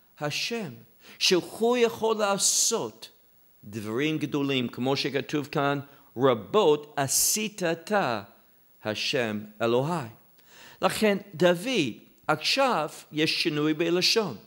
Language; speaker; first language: Hebrew; non-native, fluent; English